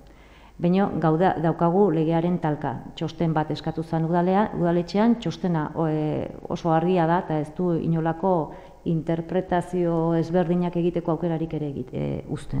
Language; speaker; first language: Basque; native; Basque